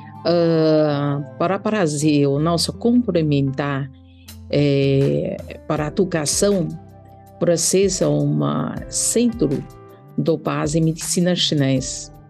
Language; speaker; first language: Portuguese; non-native, learner; Chinese